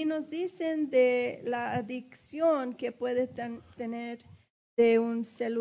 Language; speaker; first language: Spanish; early bilingual, heritage; English